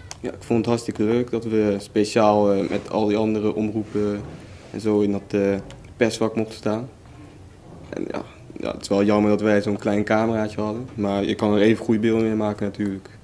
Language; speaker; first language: Dutch; native; Dutch